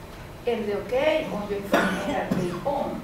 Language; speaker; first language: Swedish; non-native, fluent; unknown